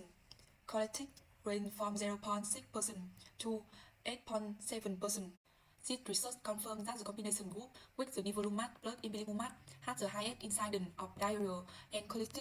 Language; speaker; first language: English; non-native, learner; Vietnamese